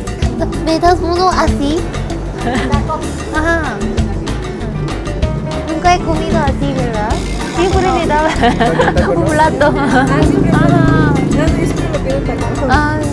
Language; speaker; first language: Spanish; non-native, learner; Korean